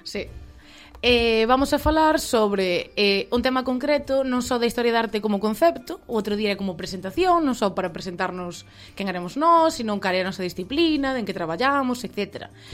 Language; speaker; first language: Galician; non-native, local second language; Spanish